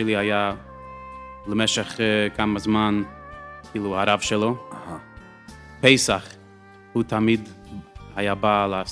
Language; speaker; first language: Hebrew; early bilingual, heritage; English